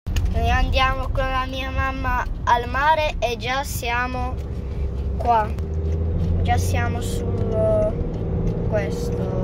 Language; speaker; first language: Italian; non-native, fluent; Ukrainian